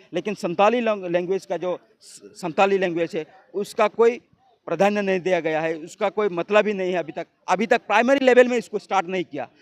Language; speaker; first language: Hindi; non-native, local second language; Santali